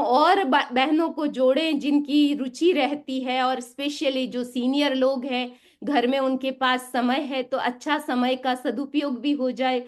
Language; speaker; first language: Hindi; native; Hindi